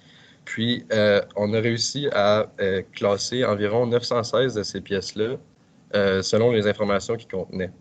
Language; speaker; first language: French; native; French